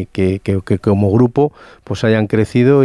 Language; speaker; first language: Spanish; native; Spanish